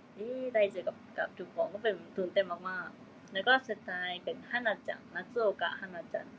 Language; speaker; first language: Thai; non-native, learner; Japanese